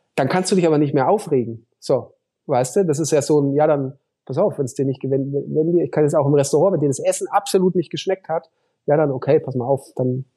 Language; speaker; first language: German; native; German